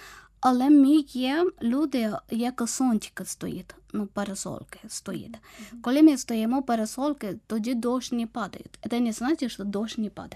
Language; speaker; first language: Ukrainian; non-native, fluent; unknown